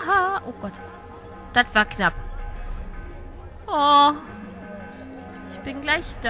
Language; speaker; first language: German; native; German